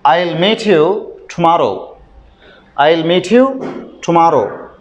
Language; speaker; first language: English; non-native, local second language; Kannada